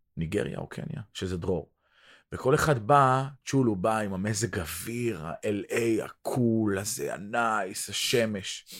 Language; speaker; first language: Hebrew; early bilingual, other home language; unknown